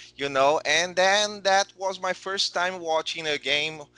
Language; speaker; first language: English; non-native, fluent; Portuguese